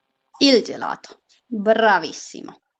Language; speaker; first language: Italian; non-native, fluent; Urdu